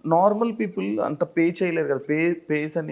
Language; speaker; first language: Telugu; native; Telugu